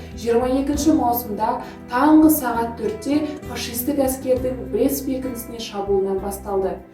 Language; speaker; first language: Kazakh; native; Kazakh